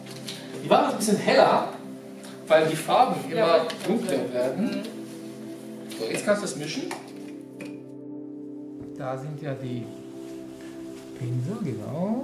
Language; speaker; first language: German; non-native, fluent; Georgian